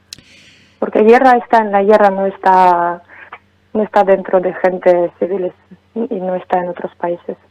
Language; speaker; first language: Spanish; non-native, fluent; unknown